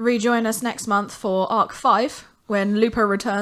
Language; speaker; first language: English; native; English